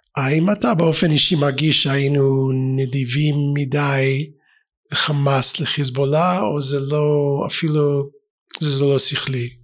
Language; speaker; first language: Hebrew; non-native, fluent; English